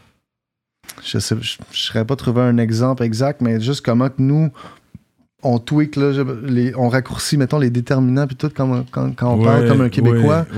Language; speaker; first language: French; native; French